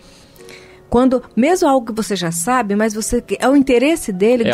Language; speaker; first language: Portuguese; native; Portuguese